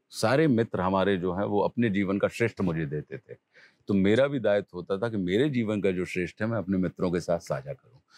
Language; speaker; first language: Hindi; native; Hindi